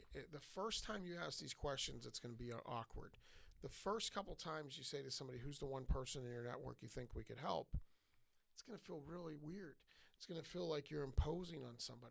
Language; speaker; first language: English; native; English